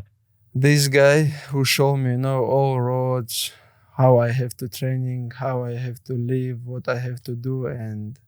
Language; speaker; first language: English; non-native, learner; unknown